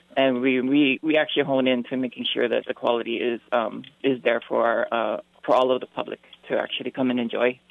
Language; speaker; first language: English; native; English